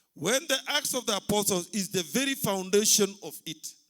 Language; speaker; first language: English; non-native, local second language; Swahili